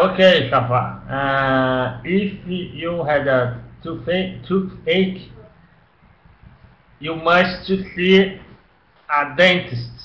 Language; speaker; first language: English; non-native, learner; Portuguese